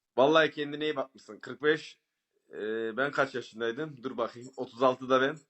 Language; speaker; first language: Turkish; native; Turkish